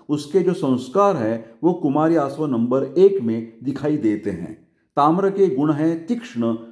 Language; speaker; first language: Hindi; non-native, local second language; Marathi